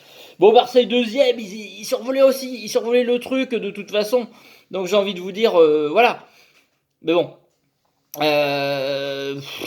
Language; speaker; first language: French; native; French